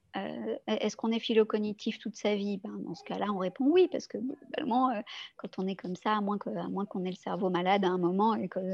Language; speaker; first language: French; native; French